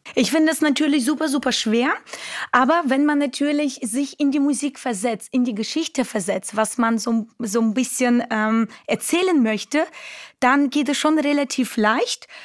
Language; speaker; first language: German; non-native, fluent; Romanian